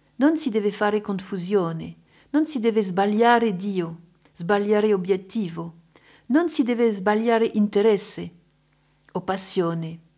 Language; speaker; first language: Italian; non-native, fluent; French